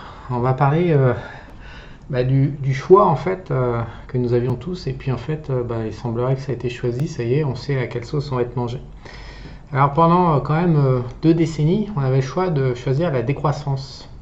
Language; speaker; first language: French; native; French